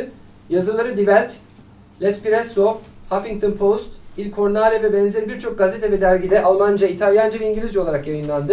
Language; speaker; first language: Turkish; native; Turkish